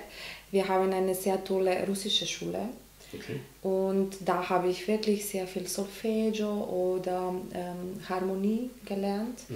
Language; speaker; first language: German; non-native, learner; Macedonian